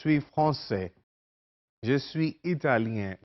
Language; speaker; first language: French; non-native, fluent; Urdu